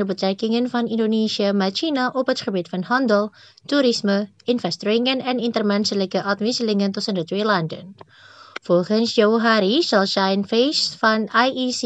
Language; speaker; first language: Dutch; non-native, fluent; Indonesian